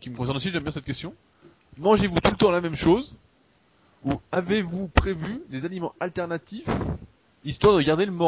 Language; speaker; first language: French; native; French